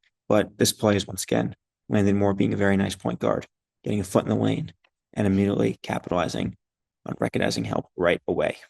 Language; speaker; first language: English; native; English